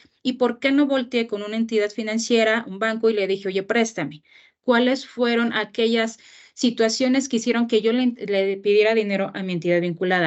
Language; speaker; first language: Spanish; native; Spanish